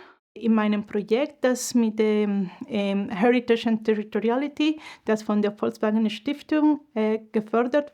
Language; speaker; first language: German; non-native, fluent; Spanish